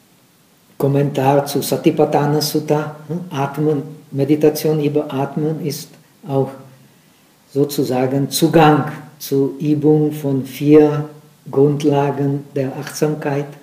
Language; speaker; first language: German; non-native, fluent; Czech